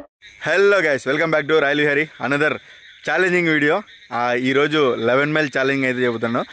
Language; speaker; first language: Telugu; native; Telugu